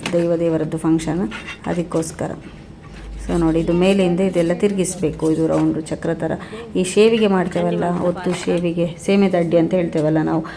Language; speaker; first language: Kannada; non-native, local second language; Tulu